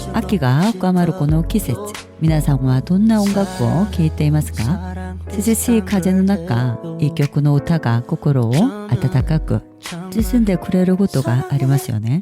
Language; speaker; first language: Japanese; non-native, learner; Korean